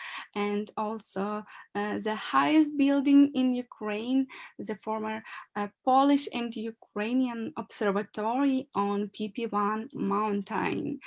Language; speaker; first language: English; non-native, learner; Ukrainian